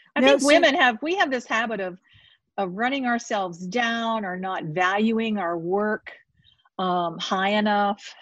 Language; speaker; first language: English; native; English